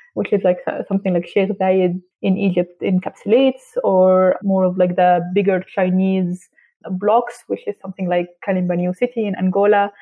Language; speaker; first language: English; non-native, fluent; Arabic